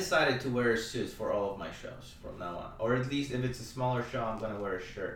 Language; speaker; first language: English; non-native, fluent; Polish